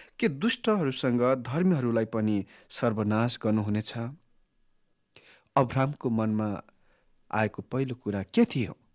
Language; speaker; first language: Nepali; native; Nepali